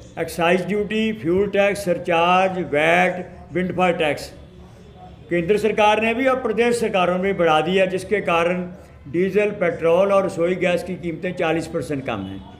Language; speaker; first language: Hindi; native; Hindi